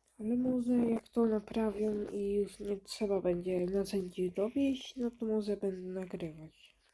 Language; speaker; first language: Polish; early bilingual, other home language; Ukrainian